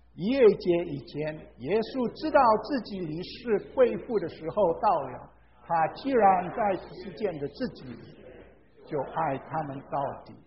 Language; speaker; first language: Chinese; non-native, fluent; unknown